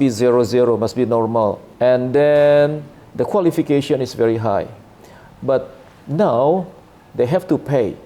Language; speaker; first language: English; non-native, learner; Indonesian